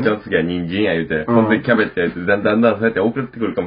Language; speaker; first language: Japanese; native; Japanese